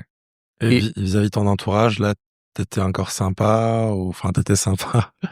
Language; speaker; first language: French; native; French